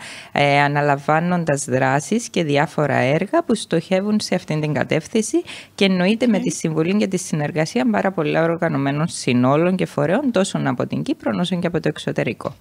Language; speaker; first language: Greek; native; Greek